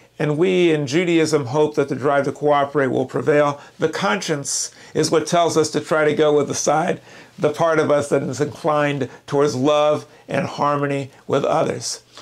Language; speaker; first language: English; native; English